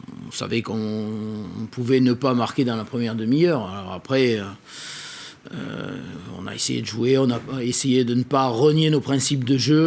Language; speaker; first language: French; native; French